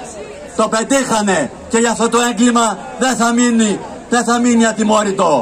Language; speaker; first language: Greek; native; Greek